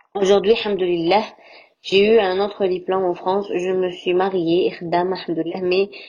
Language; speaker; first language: French; non-native, local second language; Arabic